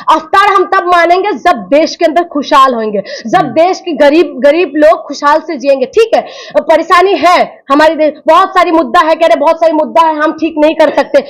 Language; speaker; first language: Hindi; non-native, local second language; Assamese